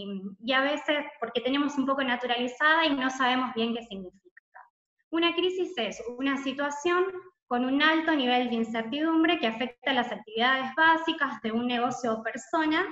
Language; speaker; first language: Spanish; native; Spanish